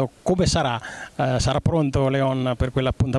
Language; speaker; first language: Italian; native; Italian